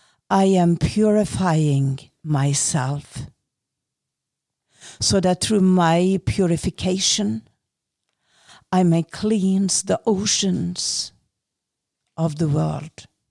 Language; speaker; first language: English; non-native, fluent; Norwegian